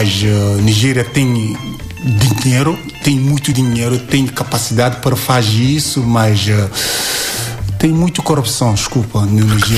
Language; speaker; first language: Portuguese; non-native, learner; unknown